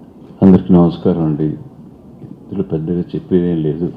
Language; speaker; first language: Telugu; native; Telugu